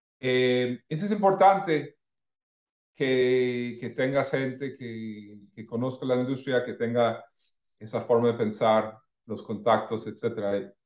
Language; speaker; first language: Spanish; non-native, fluent; English